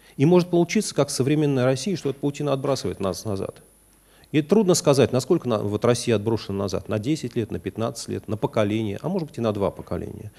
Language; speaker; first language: Russian; native; Russian